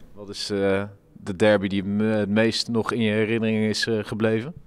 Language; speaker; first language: Dutch; native; Dutch